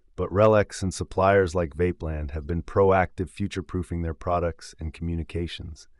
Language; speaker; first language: English; native; English